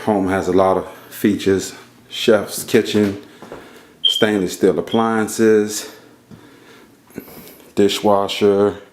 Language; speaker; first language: English; native; English